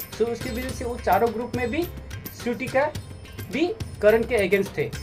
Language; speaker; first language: Hindi; non-native, local second language; Kok Borok